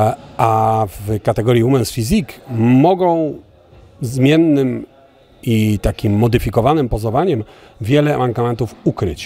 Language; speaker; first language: Polish; native; Polish